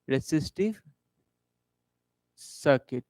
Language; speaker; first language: English; non-native, local second language; Hindi